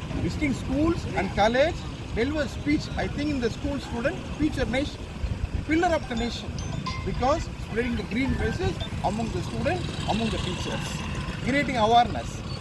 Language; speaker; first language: English; non-native, local second language; Tamil